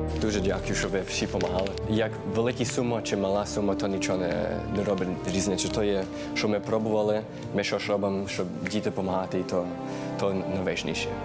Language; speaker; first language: Ukrainian; early bilingual, heritage; Ukrainian